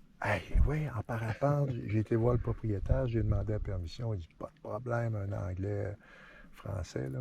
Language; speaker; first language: French; native; French